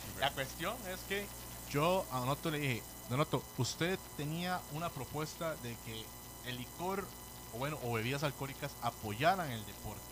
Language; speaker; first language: Spanish; native; Spanish